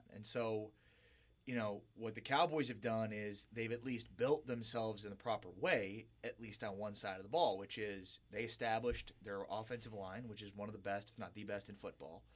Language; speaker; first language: English; native; English